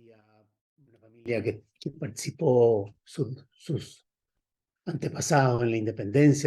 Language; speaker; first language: Spanish; native; Spanish